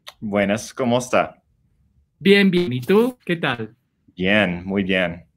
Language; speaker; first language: Spanish; non-native, learner; English